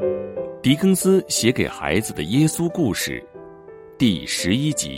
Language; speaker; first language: Chinese; native; Chinese